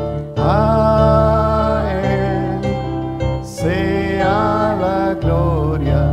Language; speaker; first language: Spanish; native; Spanish